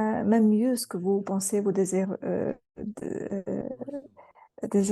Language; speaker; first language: French; non-native, fluent; Russian